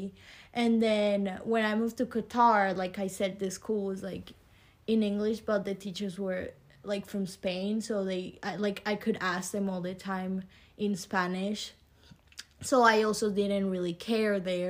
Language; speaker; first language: English; early bilingual, other home language; Spanish